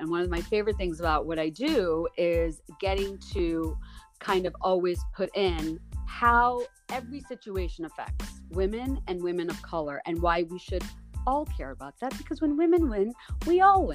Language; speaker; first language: English; non-native, local second language; Bangla